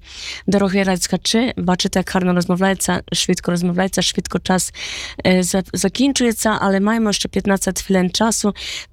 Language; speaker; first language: Polish; non-native, learner; Ukrainian